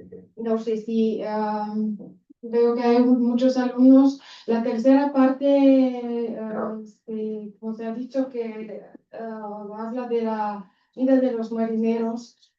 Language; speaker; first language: Spanish; non-native, fluent; Bulgarian